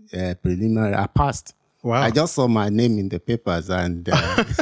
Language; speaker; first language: English; non-native, local second language; Yoruba